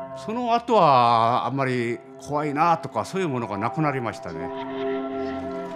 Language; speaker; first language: Japanese; non-native, fluent; Korean